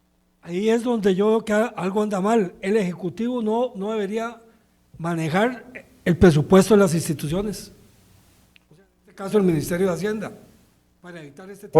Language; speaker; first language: Spanish; native; Spanish